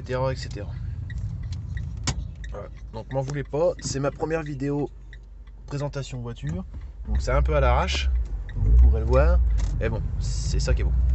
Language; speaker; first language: French; native; French